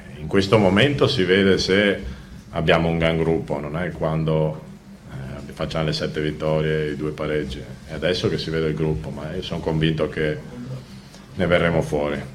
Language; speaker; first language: Italian; native; Italian